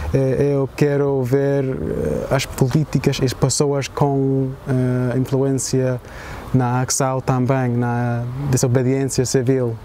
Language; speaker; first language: Portuguese; non-native, fluent; English